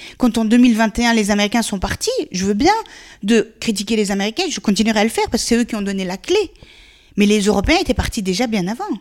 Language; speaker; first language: French; early bilingual, other home language; Persian